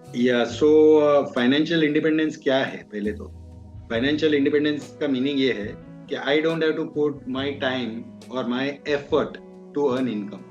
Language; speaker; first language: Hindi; non-native, local second language; Kannada